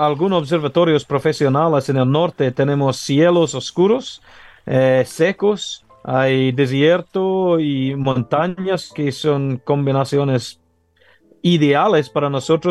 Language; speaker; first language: Spanish; non-native, fluent; English